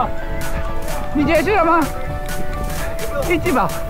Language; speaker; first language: Chinese; non-native, learner; Japanese